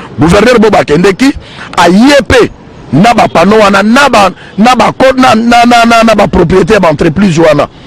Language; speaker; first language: Lingala; native; Lingala